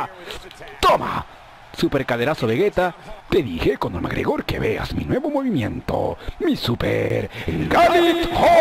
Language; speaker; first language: Spanish; native; Spanish